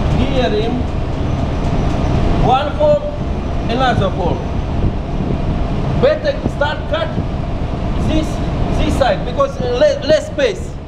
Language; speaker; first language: English; non-native, learner; Russian